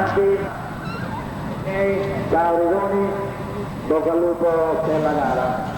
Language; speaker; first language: Italian; native; Italian